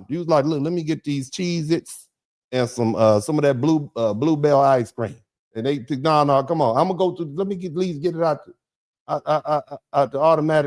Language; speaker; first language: English; native; English